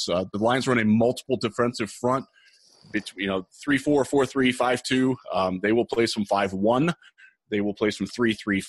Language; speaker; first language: English; native; English